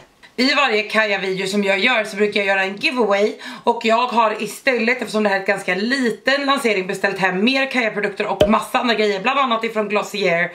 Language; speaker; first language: Swedish; native; Swedish